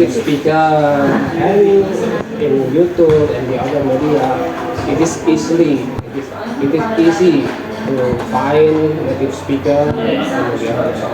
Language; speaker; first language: English; non-native, learner; Indonesian